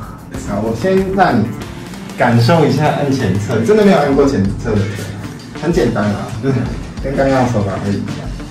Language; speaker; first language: Chinese; native; Chinese